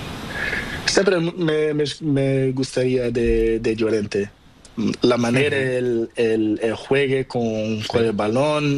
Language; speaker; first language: Spanish; non-native, learner; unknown